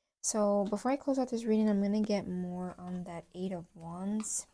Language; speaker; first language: English; native; English